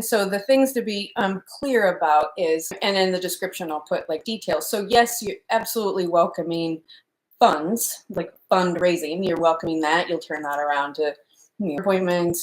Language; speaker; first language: English; native; English